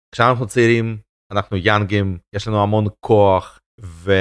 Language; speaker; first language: Hebrew; non-native, fluent; Russian